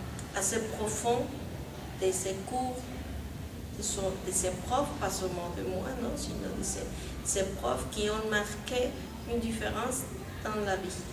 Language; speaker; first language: French; non-native, fluent; Spanish